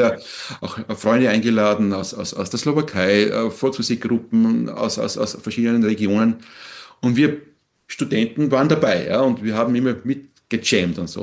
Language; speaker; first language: German; native; German